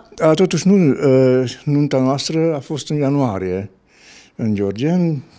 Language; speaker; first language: Romanian; non-native, local second language; Hungarian